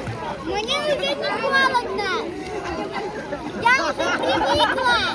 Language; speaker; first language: Russian; early bilingual, other home language; Armenian